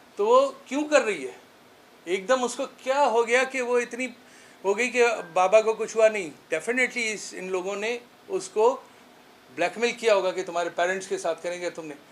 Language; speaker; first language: Urdu; non-native, local second language; Sindhi